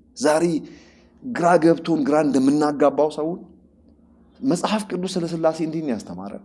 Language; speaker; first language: Amharic; non-native, local second language; Oromo